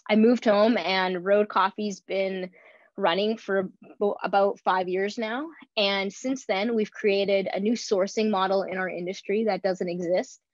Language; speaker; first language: English; native; English